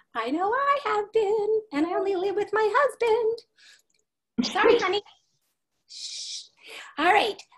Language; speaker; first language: English; native; English